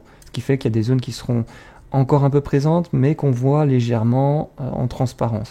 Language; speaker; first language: French; native; French